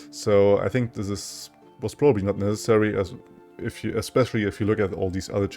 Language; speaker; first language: English; non-native, fluent; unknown